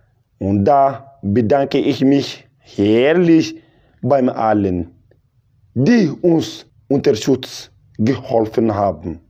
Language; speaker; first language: German; non-native, local second language; Bambara